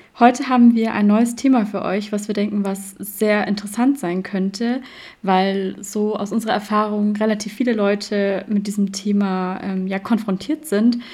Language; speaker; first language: German; native; German